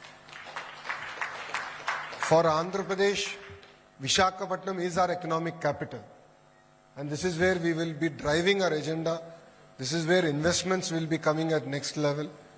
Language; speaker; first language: English; non-native, local second language; Telugu